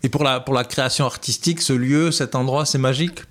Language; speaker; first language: French; native; French